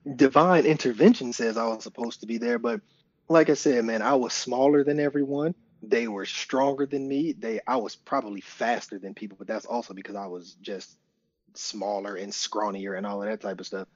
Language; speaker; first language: English; native; English